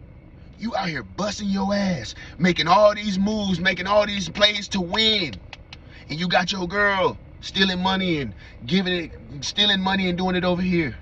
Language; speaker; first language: English; native; English